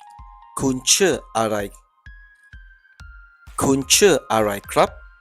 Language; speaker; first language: Thai; non-native, learner; English